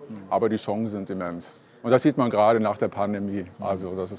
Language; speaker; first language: German; native; German